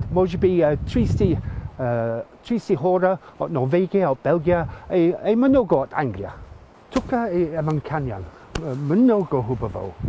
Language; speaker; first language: Bulgarian; non-native, learner; English